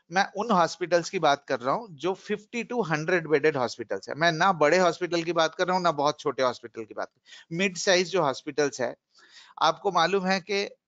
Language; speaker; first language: Hindi; non-native, local second language; Bangla